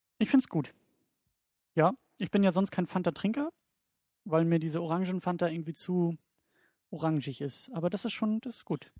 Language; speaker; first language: German; native; German